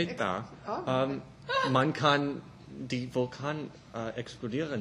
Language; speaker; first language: German; non-native, learner; English